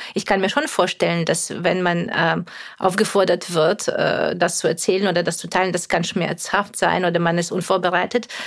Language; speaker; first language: German; non-native, fluent; Russian